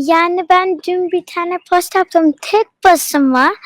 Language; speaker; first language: Turkish; early bilingual, heritage; Turkish